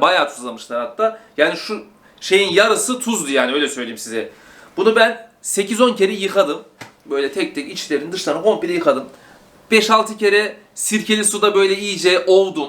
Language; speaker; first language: Turkish; native; Turkish